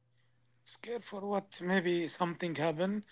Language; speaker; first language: English; non-native, learner; Arabic